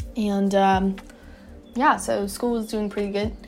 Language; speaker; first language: English; non-native, fluent; Dutch